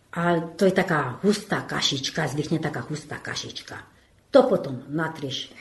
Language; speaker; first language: Slovak; non-native, local second language; Hungarian